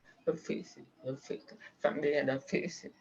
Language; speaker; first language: Portuguese; non-native, local second language; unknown